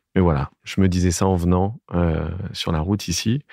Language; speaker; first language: French; native; French